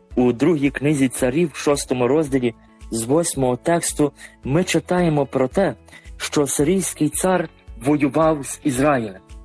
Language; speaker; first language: Ukrainian; native; Ukrainian